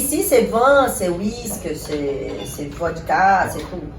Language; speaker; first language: French; non-native, fluent; Portuguese